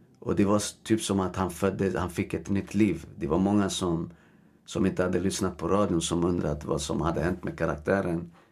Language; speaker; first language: Swedish; early bilingual, other home language; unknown